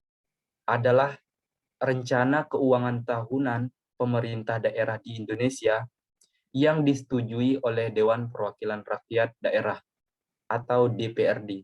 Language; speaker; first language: Indonesian; native; Indonesian